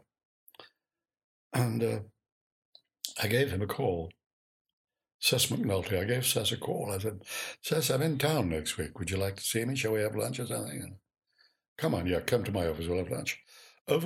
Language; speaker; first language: English; native; English